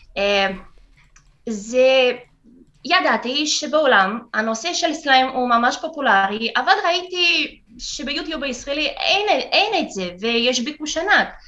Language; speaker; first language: Hebrew; non-native, fluent; Russian